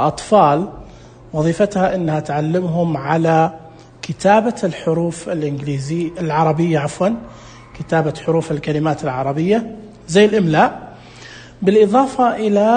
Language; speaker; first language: Arabic; native; Arabic